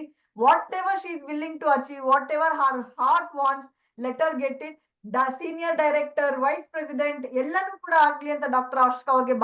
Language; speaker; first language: Kannada; native; Kannada